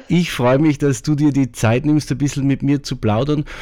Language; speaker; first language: German; native; German